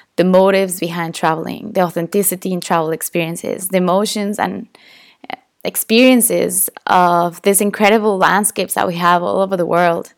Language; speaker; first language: English; non-native, fluent; Spanish